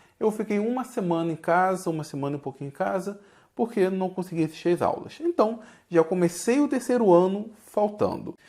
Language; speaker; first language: Portuguese; native; Portuguese